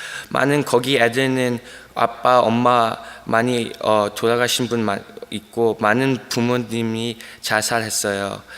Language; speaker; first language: Korean; early bilingual, heritage; Korean